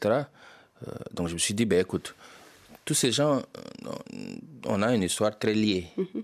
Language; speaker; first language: French; non-native, local second language; Wolof